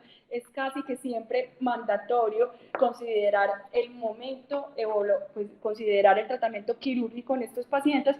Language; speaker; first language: Spanish; native; Spanish